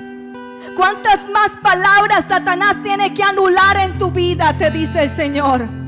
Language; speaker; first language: Spanish; native; Spanish